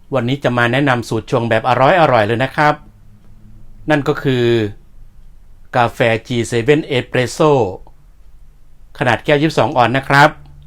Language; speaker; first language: Thai; native; Thai